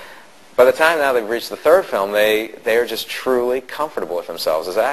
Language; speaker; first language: English; native; English